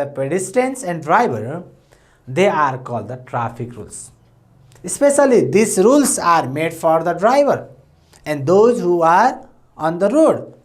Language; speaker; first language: English; non-native, local second language; Nepali